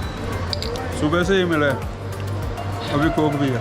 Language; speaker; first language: Hindi; native; Hindi